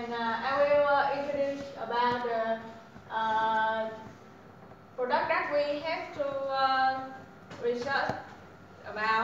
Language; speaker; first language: English; non-native, learner; Vietnamese